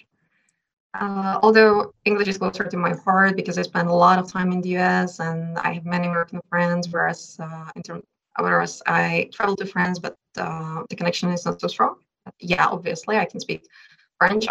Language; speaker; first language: English; non-native, fluent; Czech